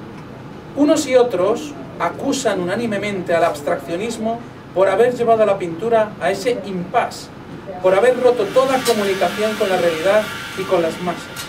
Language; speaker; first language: Spanish; native; Spanish